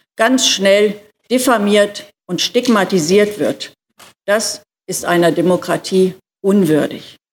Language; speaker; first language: German; native; German